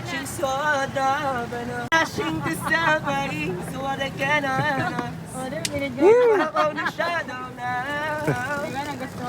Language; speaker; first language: English; non-native, fluent; Polish